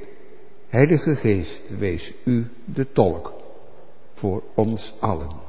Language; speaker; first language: Dutch; native; Dutch